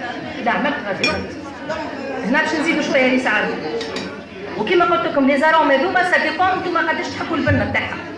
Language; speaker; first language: Arabic; native; Arabic